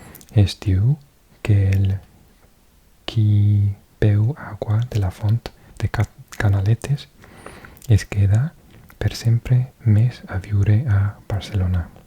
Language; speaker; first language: Catalan; non-native, learner; English